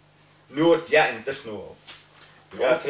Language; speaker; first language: Swedish; non-native, learner; English